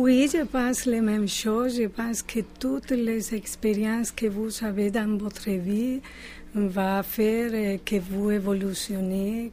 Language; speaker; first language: French; non-native, fluent; Spanish